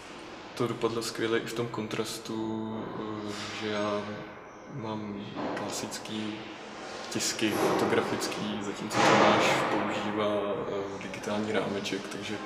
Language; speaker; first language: Czech; native; Czech